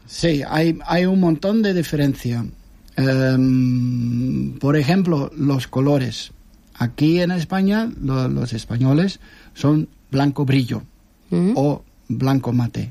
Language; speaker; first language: Spanish; non-native, fluent; Dutch